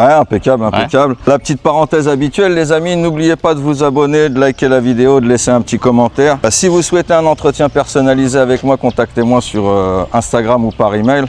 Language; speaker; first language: French; native; French